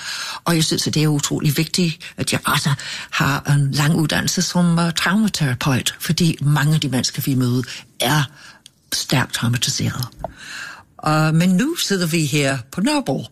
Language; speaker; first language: Danish; non-native, fluent; English